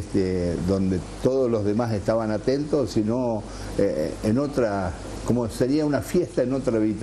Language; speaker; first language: Spanish; native; Spanish